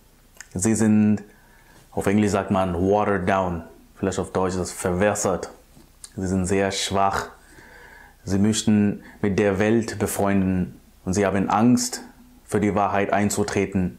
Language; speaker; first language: German; non-native, fluent; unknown